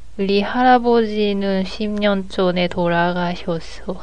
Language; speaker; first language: Korean; non-native, learner; Japanese